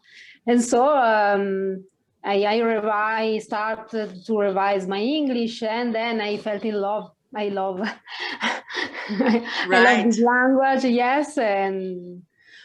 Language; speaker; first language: English; non-native, learner; Italian